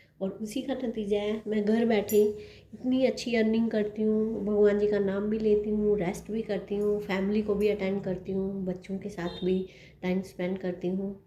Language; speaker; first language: Hindi; non-native, local second language; Punjabi